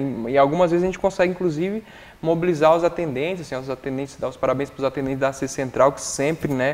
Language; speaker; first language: Portuguese; native; Portuguese